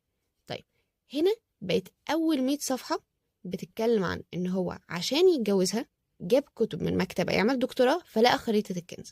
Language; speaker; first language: Arabic; native; Arabic